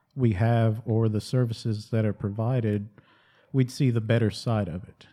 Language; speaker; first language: English; native; English